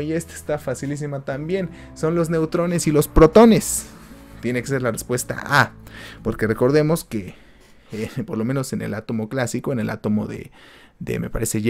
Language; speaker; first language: Spanish; native; Spanish